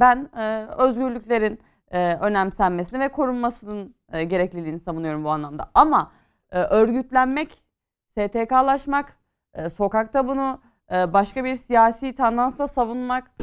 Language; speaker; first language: Turkish; native; Turkish